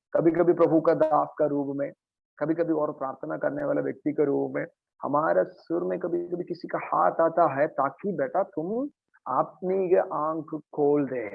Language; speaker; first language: Hindi; non-native, local second language; Malayalam